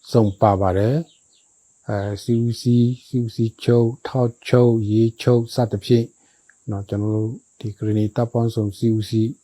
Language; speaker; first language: Burmese; non-native, local second language; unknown